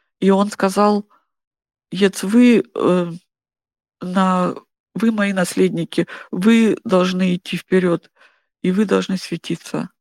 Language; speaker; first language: Russian; non-native, fluent; German